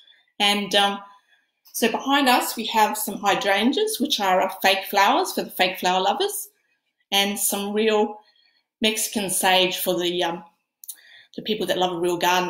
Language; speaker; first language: English; native; English